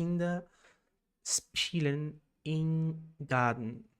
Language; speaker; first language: German; non-native, learner; Spanish